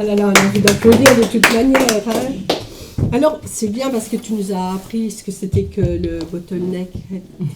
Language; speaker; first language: French; native; French